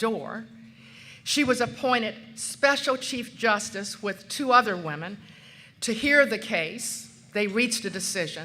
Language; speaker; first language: English; native; English